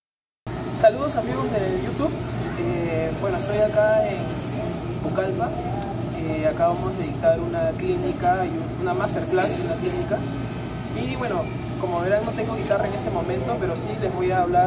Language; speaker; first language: Spanish; native; Spanish